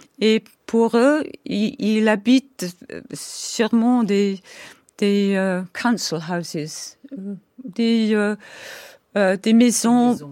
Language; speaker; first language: French; non-native, fluent; English